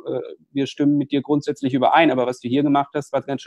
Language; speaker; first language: German; native; German